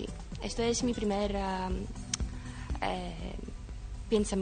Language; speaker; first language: Spanish; non-native, learner; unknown